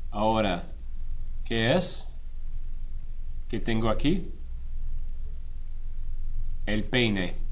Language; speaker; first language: Spanish; non-native, fluent; English